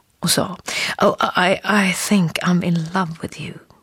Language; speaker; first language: English; non-native, fluent; Swedish